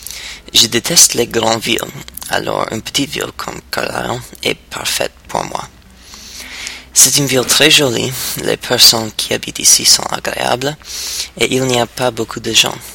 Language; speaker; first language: French; non-native, learner; English